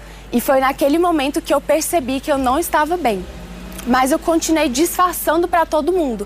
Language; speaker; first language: Portuguese; early bilingual, other home language; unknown